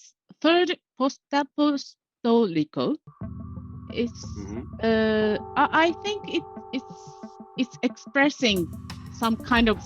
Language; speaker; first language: English; non-native, learner; Japanese